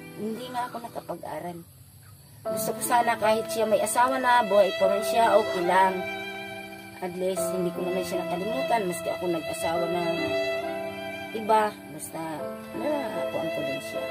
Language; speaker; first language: Filipino; non-native, local second language; Bikol